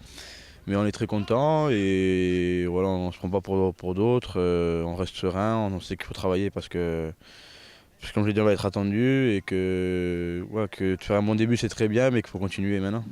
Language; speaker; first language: French; native; French